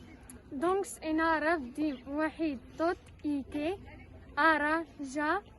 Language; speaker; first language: Catalan; non-native, learner; Arabic